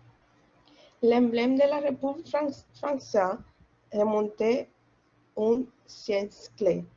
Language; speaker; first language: French; non-native, learner; Spanish